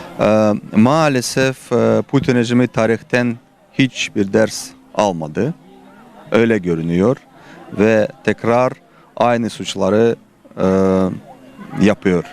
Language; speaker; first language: Turkish; non-native, fluent; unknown